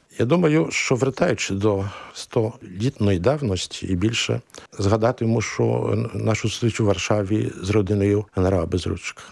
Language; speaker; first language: Ukrainian; early bilingual, heritage; Ukrainian